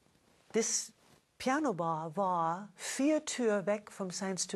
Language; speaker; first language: German; non-native, fluent; English